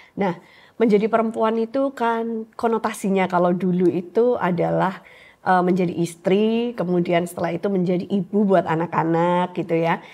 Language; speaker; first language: Indonesian; native; Indonesian